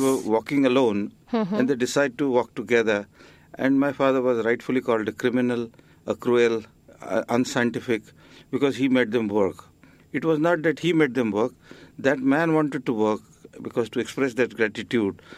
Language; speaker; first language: English; non-native, local second language; Marathi